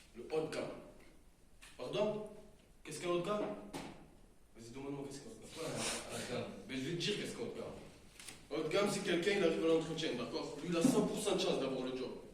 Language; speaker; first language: French; native; French